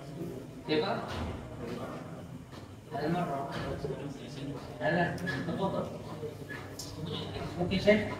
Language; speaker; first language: Arabic; non-native, fluent; Indonesian